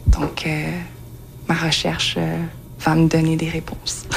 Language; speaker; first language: French; native; French